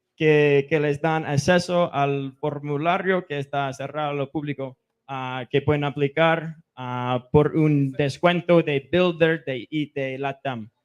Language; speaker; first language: Spanish; non-native, fluent; English